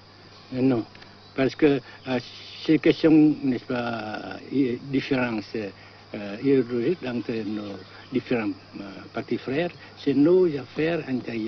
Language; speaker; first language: French; non-native, fluent; Vietnamese